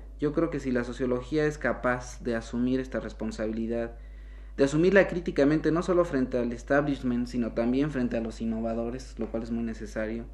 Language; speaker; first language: Spanish; native; Spanish